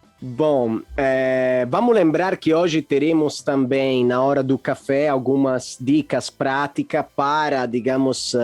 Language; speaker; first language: Portuguese; non-native, fluent; Italian